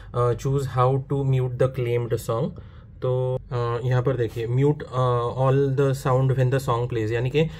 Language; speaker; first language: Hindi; non-native, local second language; Marathi